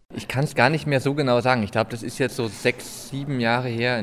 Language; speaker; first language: German; native; German